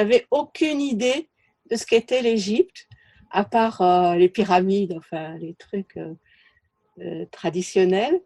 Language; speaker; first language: French; native; French